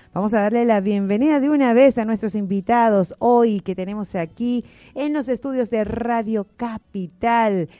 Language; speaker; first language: Spanish; native; Spanish